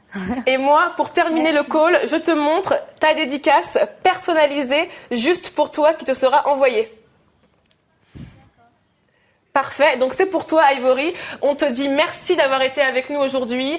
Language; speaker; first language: French; native; French